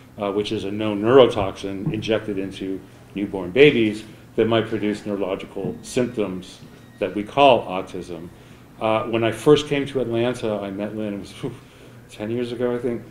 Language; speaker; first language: English; native; English